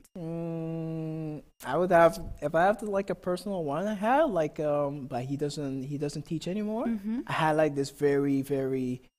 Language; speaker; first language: English; non-native, fluent; Papiamento